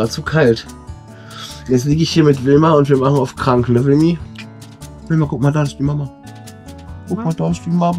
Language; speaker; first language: German; native; German